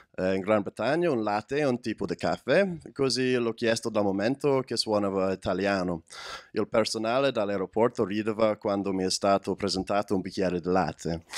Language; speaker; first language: Italian; non-native, learner; English